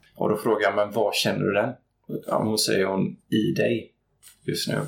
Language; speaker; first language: Swedish; native; Swedish